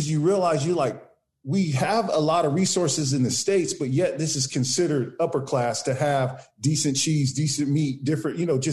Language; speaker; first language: English; native; English